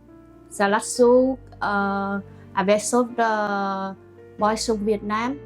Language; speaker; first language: French; non-native, learner; Vietnamese